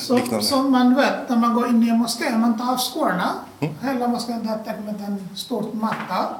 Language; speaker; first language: Swedish; non-native, fluent; Arabic